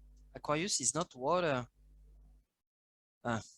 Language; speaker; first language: English; non-native, learner; French